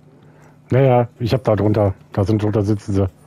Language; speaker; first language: German; native; German